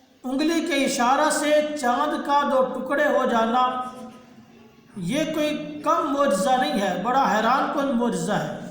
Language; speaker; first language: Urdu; non-native, local second language; Punjabi